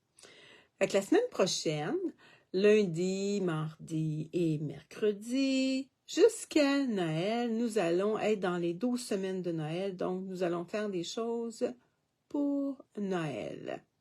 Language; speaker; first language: French; native; French